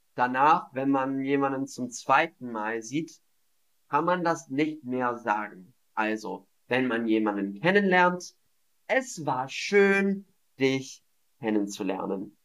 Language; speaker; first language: German; non-native, fluent; English